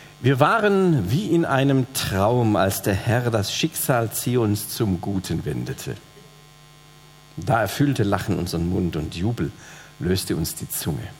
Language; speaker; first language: German; native; German